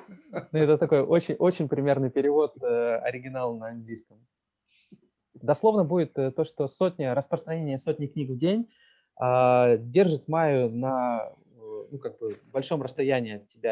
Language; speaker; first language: Russian; native; Russian